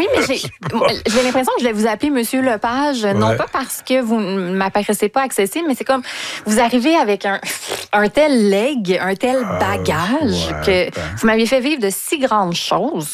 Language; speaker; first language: French; native; French